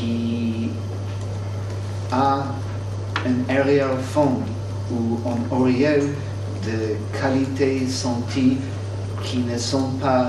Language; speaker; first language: French; non-native, fluent; English